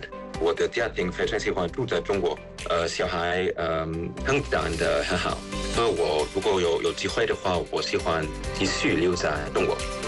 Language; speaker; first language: Chinese; non-native, fluent; German